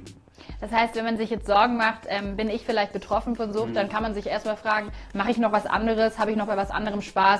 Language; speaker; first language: German; native; German